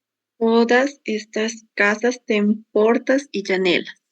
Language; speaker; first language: Portuguese; non-native, learner; Spanish